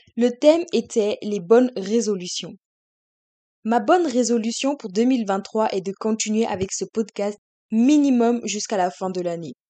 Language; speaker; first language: French; native; French